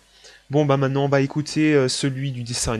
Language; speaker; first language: French; native; French